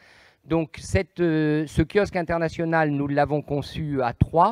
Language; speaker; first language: French; native; French